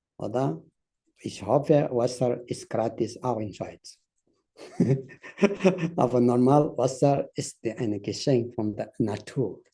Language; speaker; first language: German; non-native, fluent; Tibetan